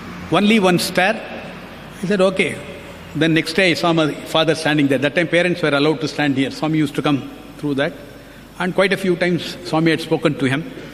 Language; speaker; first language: English; non-native, local second language; Tamil